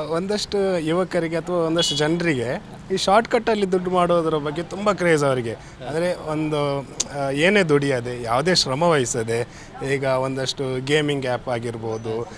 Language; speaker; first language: Kannada; native; Kannada